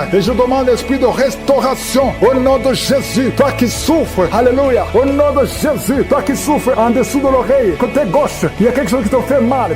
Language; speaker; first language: French; non-native, local second language; Rundi